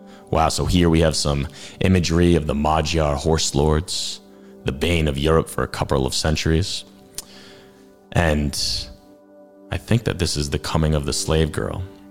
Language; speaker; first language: English; early bilingual, other home language; Hungarian